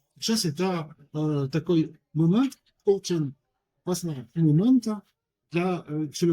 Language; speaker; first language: Russian; non-native, learner; French